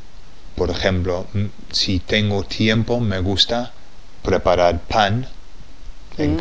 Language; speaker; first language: Spanish; non-native, fluent; English